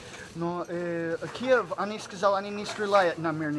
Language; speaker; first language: Russian; non-native, learner; English